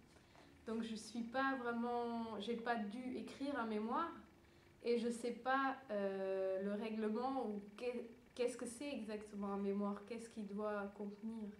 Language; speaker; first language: French; early bilingual, other home language; Dutch